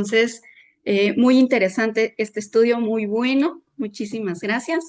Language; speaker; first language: Spanish; native; Spanish